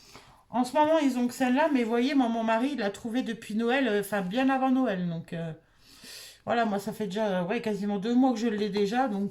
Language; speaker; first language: French; native; French